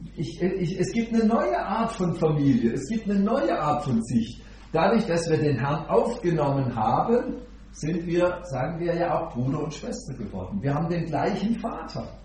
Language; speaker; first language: German; native; German